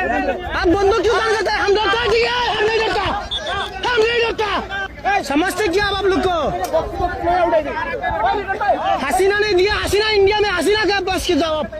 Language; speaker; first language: Hindi; non-native, learner; Bangla